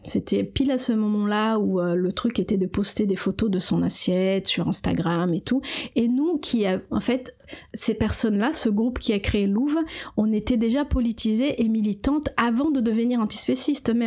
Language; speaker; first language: French; non-native, fluent; Portuguese